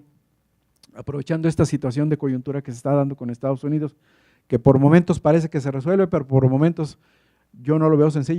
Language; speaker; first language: Spanish; native; Spanish